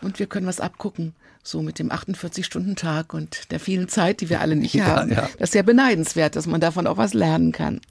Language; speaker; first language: German; native; German